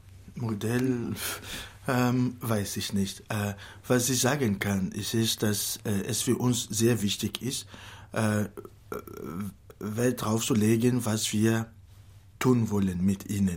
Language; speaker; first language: German; non-native, fluent; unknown